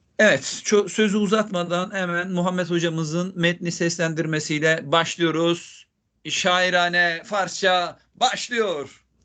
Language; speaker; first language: Turkish; native; Turkish